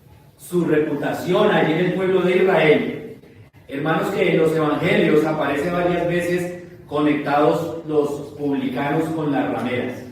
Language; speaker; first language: Spanish; native; Spanish